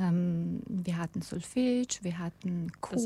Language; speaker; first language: German; non-native, fluent; Russian